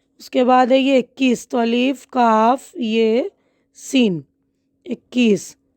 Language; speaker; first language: Hindi; native; Hindi